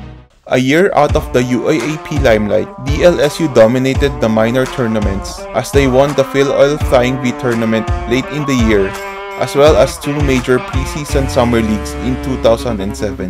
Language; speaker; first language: English; non-native, local second language; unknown